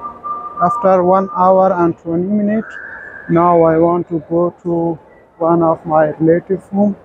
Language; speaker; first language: English; non-native, learner; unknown